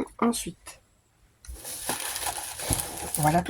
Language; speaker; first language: French; native; French